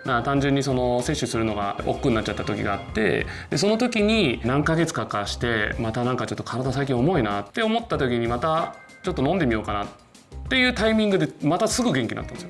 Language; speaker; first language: Japanese; native; Japanese